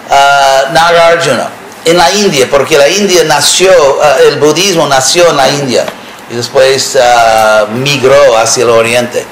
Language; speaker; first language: Spanish; non-native, fluent; English